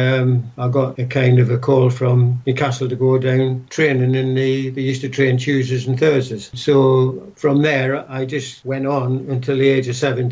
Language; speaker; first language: English; native; English